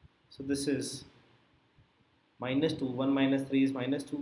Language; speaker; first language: English; non-native, local second language; Hindi